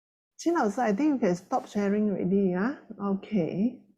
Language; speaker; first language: English; non-native, local second language; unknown